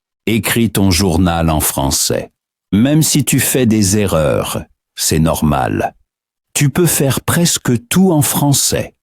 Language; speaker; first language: French; non-native, fluent; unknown